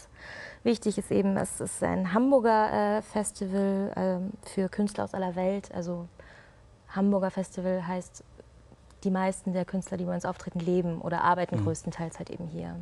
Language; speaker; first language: German; native; German